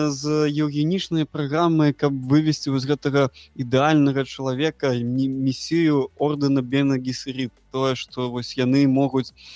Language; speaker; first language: Belarusian; non-native, local second language; Russian